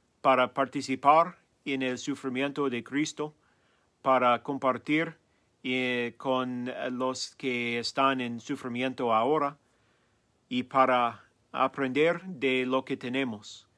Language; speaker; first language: Spanish; non-native, learner; English